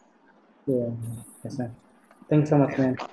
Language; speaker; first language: English; non-native, learner; Indonesian